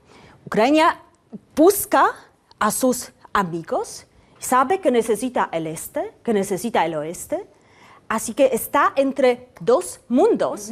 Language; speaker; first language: Spanish; non-native, fluent; Polish